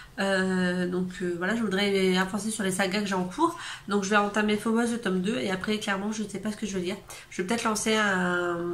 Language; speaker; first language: French; native; French